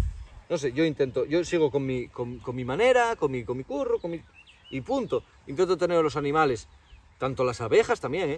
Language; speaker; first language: Spanish; native; Spanish